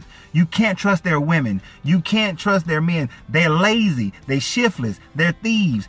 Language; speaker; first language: English; native; English